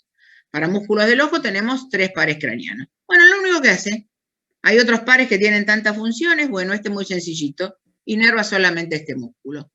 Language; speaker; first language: Spanish; native; Spanish